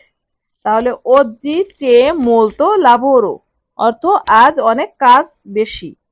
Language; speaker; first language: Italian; non-native, fluent; Bangla